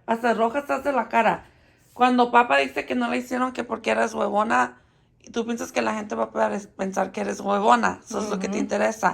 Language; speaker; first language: Spanish; early bilingual, heritage; Spanish